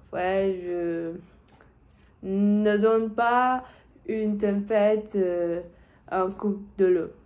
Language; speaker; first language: French; non-native, learner; Portuguese